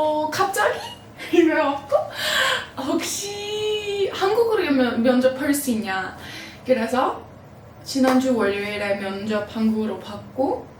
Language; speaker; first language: Korean; non-native, fluent; English